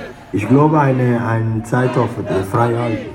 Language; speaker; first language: German; non-native, learner; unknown